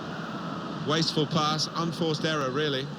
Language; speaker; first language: English; native; English